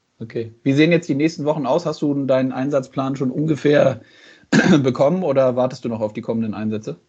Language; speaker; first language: German; native; German